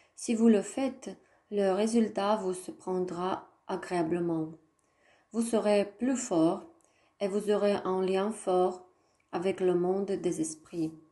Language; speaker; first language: French; non-native, fluent; Russian